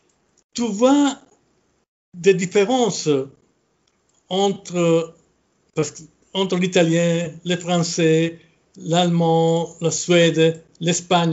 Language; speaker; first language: French; non-native, fluent; Italian